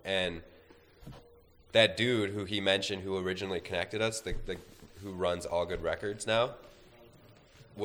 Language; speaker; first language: English; native; English